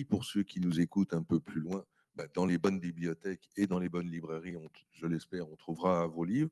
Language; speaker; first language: French; native; French